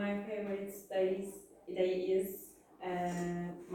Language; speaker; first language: English; non-native, learner; Turkish